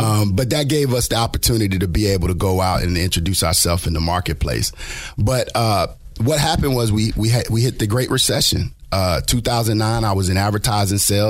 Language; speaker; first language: English; native; English